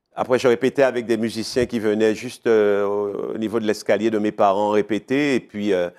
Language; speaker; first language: French; native; French